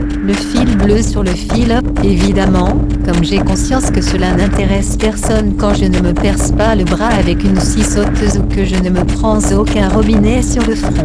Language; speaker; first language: French; native; French